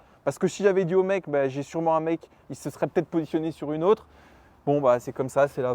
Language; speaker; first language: French; native; French